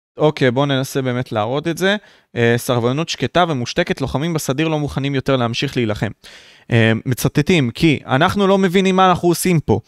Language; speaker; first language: Hebrew; native; Hebrew